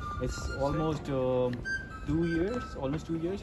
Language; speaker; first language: English; non-native, fluent; Hindi